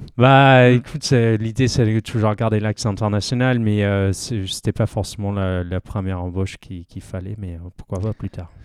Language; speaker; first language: French; non-native, fluent; English